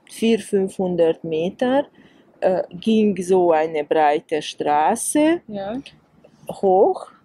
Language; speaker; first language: German; non-native, fluent; Hungarian